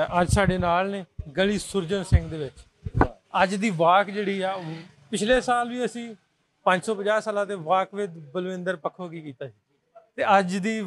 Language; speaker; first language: Punjabi; native; Punjabi